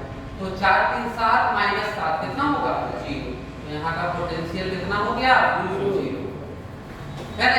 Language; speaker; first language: Hindi; native; Hindi